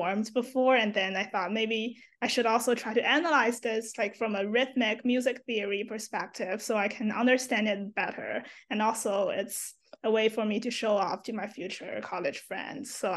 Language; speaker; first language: English; non-native, fluent; Chinese